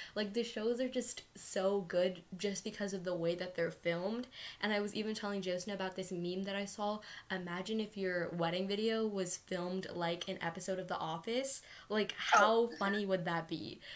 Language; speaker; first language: English; native; English